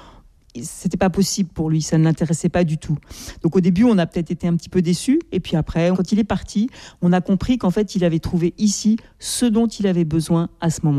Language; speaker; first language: French; native; French